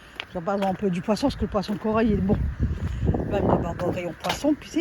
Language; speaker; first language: French; native; French